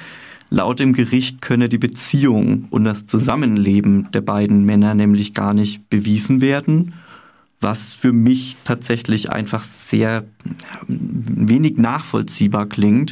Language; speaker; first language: German; native; German